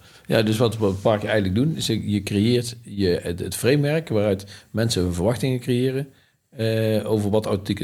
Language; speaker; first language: Dutch; native; Dutch